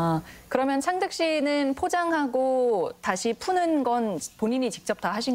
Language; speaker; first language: Korean; native; Korean